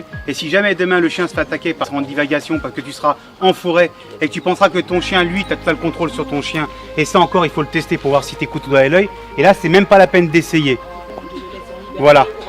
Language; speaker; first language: French; native; French